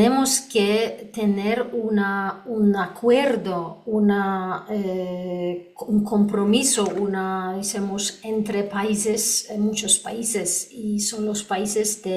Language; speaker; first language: Spanish; non-native, learner; Polish